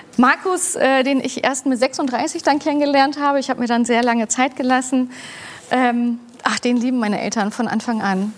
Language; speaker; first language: German; early bilingual, other home language; Turkish